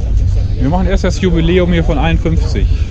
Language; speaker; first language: German; native; German